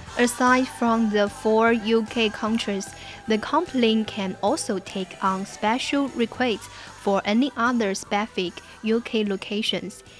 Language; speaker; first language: English; non-native, fluent; Chinese